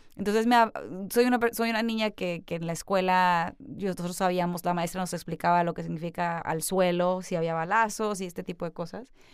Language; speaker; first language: Spanish; native; Spanish